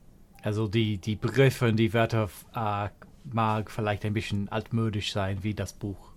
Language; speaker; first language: German; non-native, fluent; English